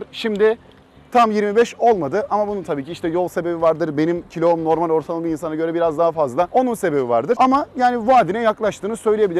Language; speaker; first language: Turkish; native; Turkish